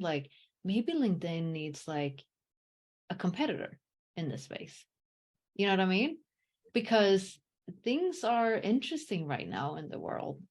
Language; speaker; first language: English; early bilingual, heritage; English